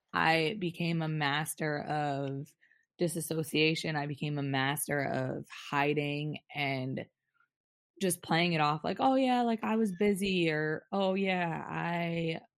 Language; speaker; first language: English; native; English